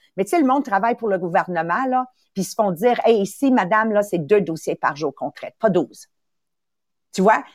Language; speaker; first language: French; early bilingual, other home language; Italian